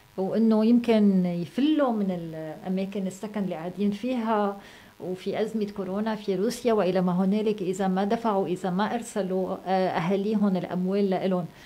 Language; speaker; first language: Arabic; native; Arabic